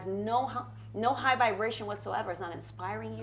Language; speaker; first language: English; early bilingual, other home language; Russian